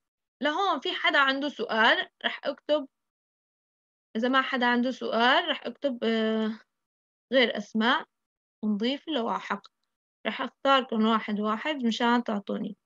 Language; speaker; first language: Arabic; native; Arabic